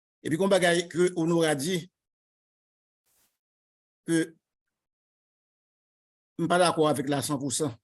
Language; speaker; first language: French; non-native, local second language; Haitian Creole